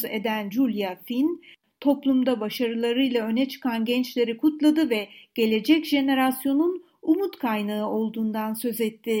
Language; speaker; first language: Turkish; native; Turkish